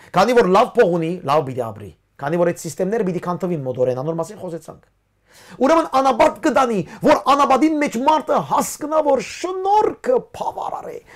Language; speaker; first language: Armenian; early bilingual, heritage; Armenian